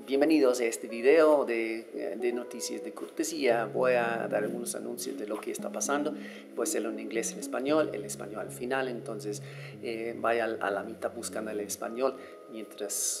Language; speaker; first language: Spanish; non-native, fluent; English